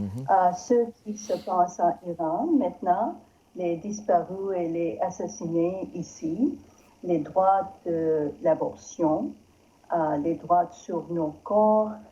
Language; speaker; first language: French; non-native, learner; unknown